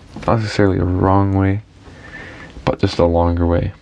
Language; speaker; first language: English; native; English